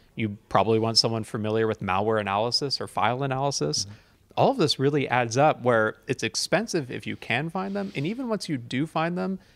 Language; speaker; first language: English; native; English